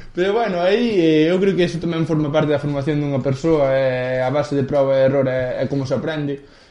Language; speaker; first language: Galician; early bilingual, other home language; Spanish